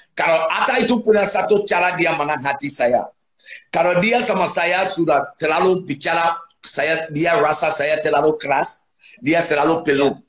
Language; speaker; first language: Indonesian; non-native, fluent; English